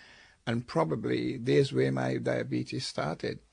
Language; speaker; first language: English; native; English